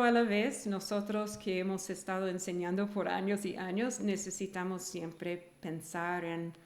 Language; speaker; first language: Spanish; non-native, fluent; English